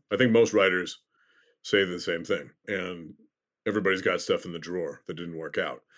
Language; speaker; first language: English; native; English